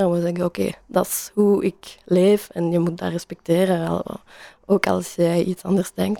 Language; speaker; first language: Dutch; non-native, learner; French